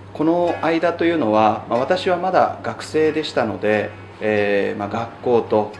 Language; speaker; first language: Japanese; native; Japanese